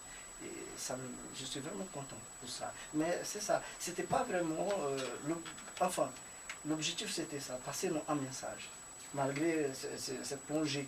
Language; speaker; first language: French; non-native, fluent; Portuguese